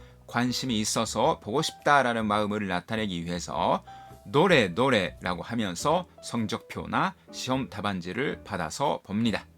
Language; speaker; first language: Korean; non-native, fluent; Japanese